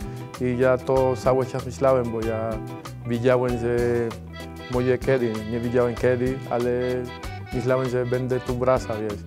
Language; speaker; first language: Polish; non-native, fluent; Spanish